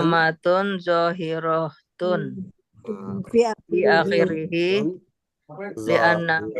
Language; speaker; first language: Arabic; non-native, learner; Indonesian